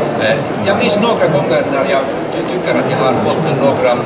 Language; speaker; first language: Swedish; non-native, fluent; Finnish